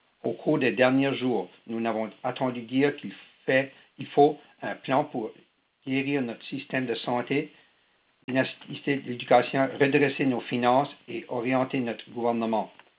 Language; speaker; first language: French; native; French